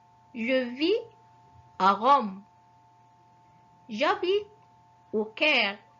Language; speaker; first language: French; non-native, fluent; Arabic